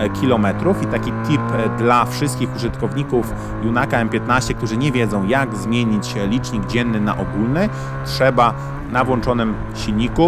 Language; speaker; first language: Polish; native; Polish